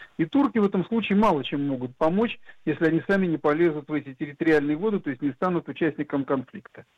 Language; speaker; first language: Russian; native; Russian